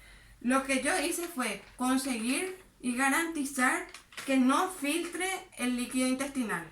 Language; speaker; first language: Spanish; native; Spanish